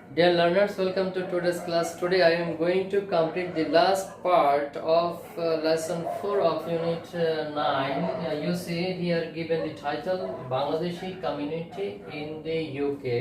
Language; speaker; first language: English; non-native, local second language; Bangla